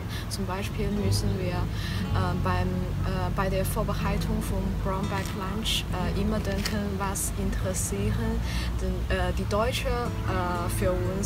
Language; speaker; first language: German; non-native, fluent; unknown